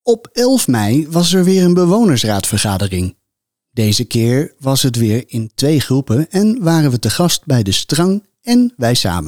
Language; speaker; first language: Dutch; native; Dutch